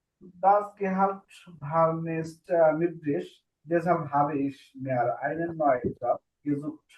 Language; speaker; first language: German; non-native, learner; Bangla